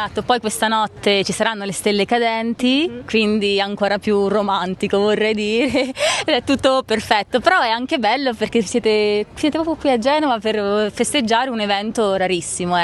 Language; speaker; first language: Italian; native; Italian